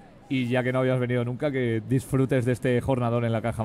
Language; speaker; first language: Spanish; native; Spanish